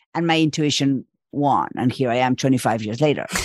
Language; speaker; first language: English; non-native, fluent; Spanish